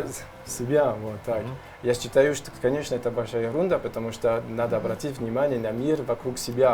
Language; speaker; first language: Russian; non-native, learner; French